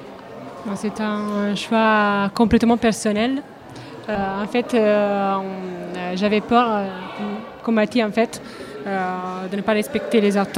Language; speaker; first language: French; non-native, learner; Italian